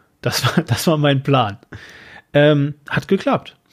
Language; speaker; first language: German; native; German